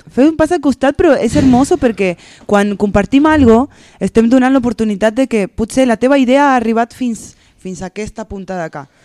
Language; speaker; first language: Catalan; early bilingual, other home language; Spanish